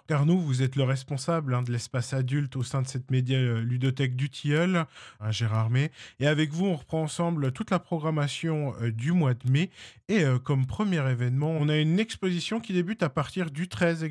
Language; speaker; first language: French; native; French